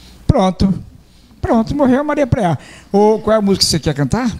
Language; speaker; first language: Portuguese; native; Portuguese